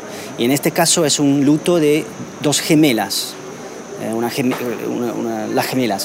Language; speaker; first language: Spanish; non-native, learner; Dutch